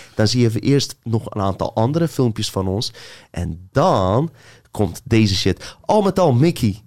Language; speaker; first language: Dutch; early bilingual, other home language; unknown